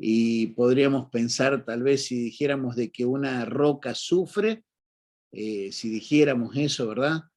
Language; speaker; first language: Spanish; native; Spanish